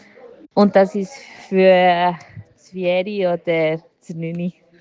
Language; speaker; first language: German; non-native, learner; Spanish